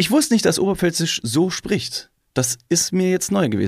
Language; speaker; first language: German; native; German